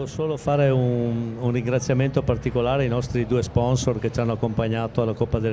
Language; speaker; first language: Italian; native; Italian